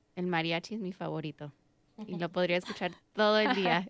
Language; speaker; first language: Spanish; early bilingual, heritage; Spanish